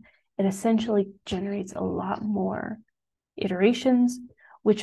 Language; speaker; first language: English; native; English